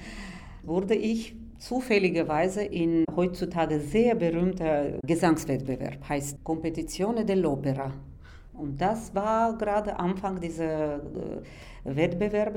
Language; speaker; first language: German; non-native, fluent; Armenian